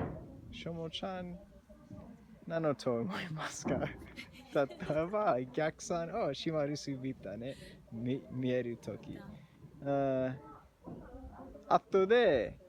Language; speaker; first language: Japanese; non-native, learner; English